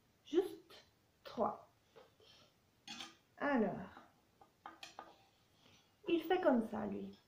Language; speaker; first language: French; non-native, fluent; Italian